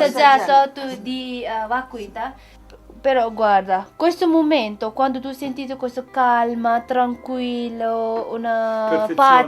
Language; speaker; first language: Italian; non-native, learner; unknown